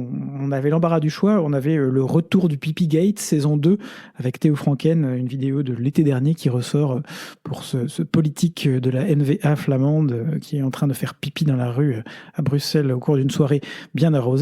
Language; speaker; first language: French; native; French